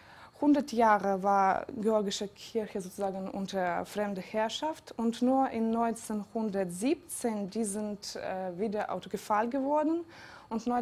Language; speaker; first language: German; non-native, fluent; Georgian